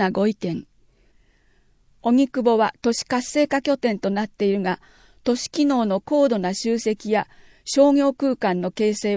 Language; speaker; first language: Japanese; native; Japanese